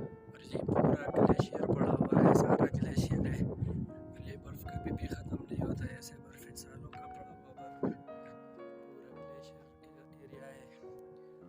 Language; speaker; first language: Hindi; non-native, local second language; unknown